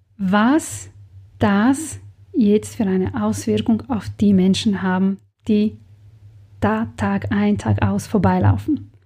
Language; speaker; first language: German; non-native, fluent; Serbian